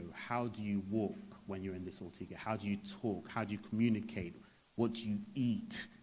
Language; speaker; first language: English; native; English